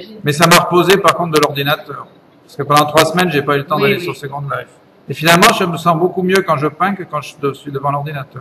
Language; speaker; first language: French; native; French